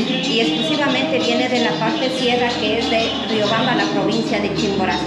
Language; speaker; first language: Spanish; native; Spanish